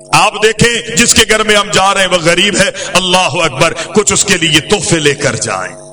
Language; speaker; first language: Urdu; native; Urdu